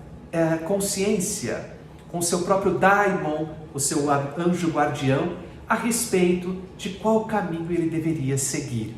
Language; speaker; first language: Portuguese; native; Portuguese